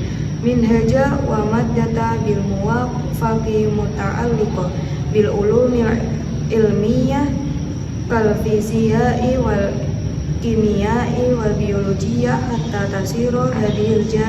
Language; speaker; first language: Arabic; non-native, learner; Indonesian